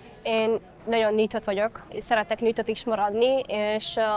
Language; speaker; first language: Hungarian; non-native, fluent; Somali